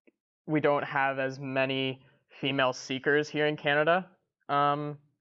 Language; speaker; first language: English; native; English